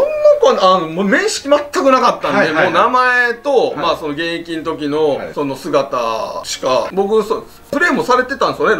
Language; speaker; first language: Japanese; native; Japanese